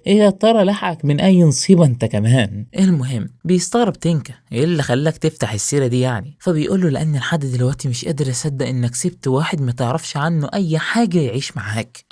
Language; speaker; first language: Arabic; native; Arabic